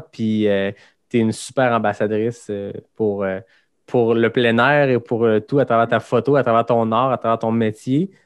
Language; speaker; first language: French; native; French